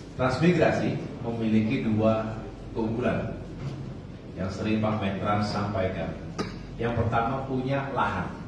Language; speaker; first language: Indonesian; native; Indonesian